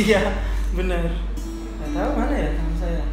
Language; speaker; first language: Indonesian; native; Indonesian